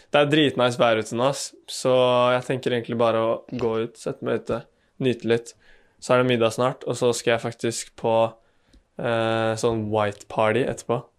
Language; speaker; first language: Norwegian; native; Norwegian